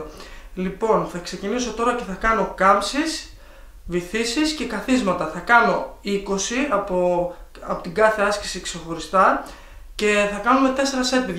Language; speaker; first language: Greek; native; Greek